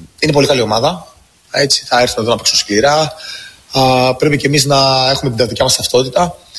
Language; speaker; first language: Greek; early bilingual, heritage; English